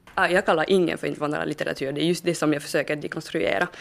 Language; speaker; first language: Swedish; non-native, fluent; French